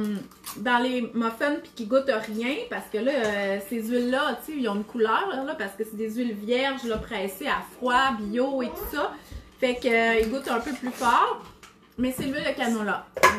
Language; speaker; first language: French; native; French